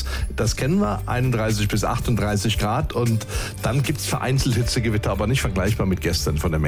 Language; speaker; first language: German; native; German